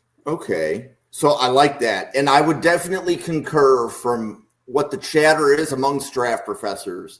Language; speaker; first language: English; native; English